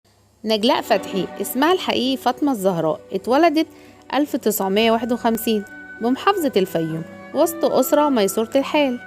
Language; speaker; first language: Arabic; native; Arabic